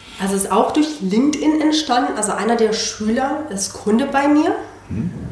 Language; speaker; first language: German; non-native, fluent; Spanish